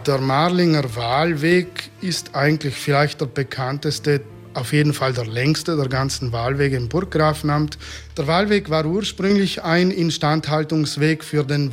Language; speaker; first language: German; native; German